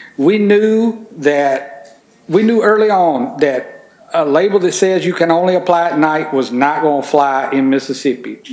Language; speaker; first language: English; native; English